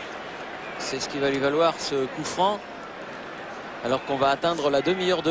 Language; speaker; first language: French; native; French